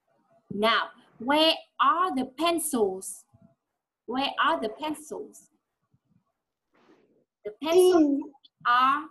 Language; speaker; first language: English; non-native, fluent; Vietnamese